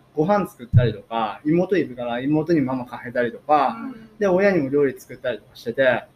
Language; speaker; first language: Japanese; native; Japanese